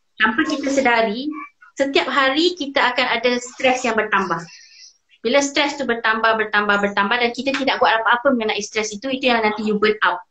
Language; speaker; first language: Malay; native; Malay